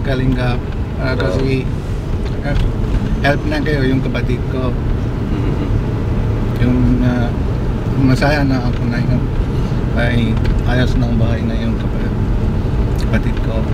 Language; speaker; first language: Filipino; non-native, local second language; Cebuano